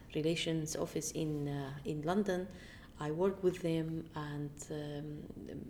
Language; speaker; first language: English; non-native, fluent; Arabic